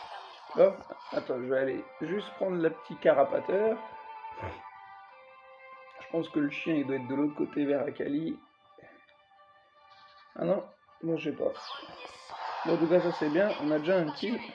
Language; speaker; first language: French; native; French